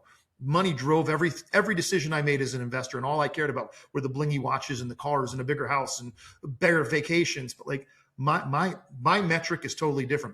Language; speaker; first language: English; native; English